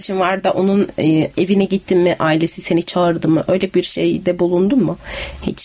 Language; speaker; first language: Turkish; native; Turkish